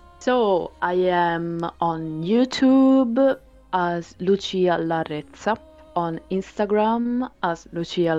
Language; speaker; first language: English; non-native, fluent; Italian